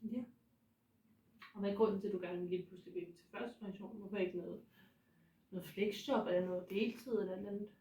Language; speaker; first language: Danish; native; Danish